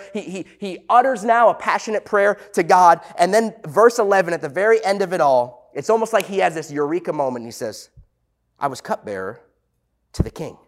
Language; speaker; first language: English; native; English